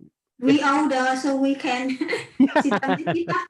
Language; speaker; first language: English; non-native, learner; Vietnamese